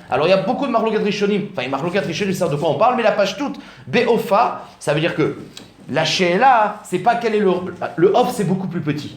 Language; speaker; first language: French; native; French